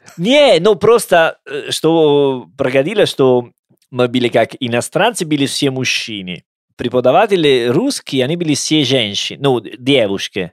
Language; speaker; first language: Russian; non-native, learner; Italian